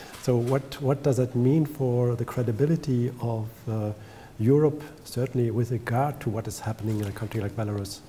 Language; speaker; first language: English; non-native, fluent; German